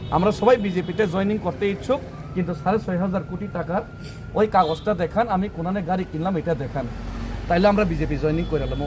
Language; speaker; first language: Bangla; non-native, local second language; Kok Borok